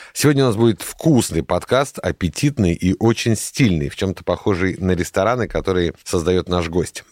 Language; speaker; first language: Russian; native; Russian